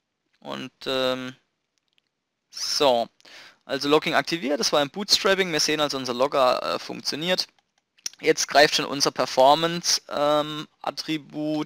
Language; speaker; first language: German; native; German